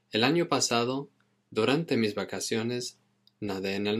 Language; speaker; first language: Spanish; non-native, fluent; English